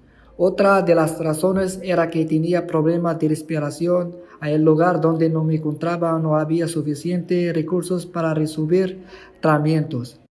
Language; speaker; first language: Spanish; non-native, learner; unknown